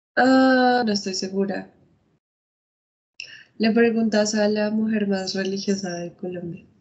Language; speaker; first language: Spanish; native; Spanish